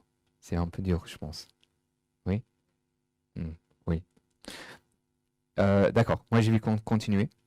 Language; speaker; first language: French; non-native, fluent; English